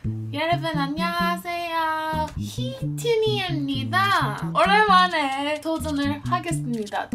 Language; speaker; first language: Korean; non-native, learner; English